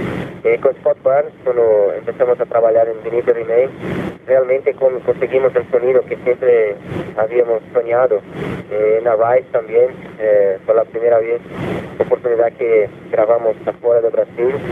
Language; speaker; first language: Spanish; non-native, fluent; Portuguese